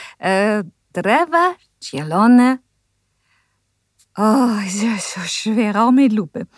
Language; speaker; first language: German; non-native, learner; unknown